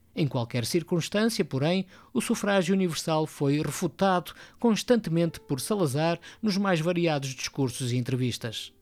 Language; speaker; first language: Portuguese; native; Portuguese